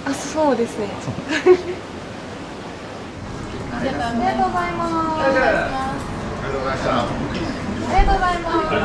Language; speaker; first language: Japanese; native; Japanese